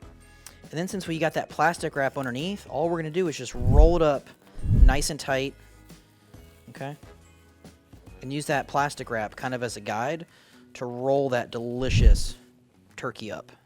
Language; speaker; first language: English; native; English